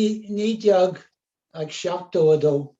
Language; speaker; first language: Irish; non-native, local second language; English